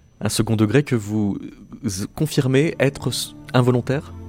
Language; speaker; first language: French; native; French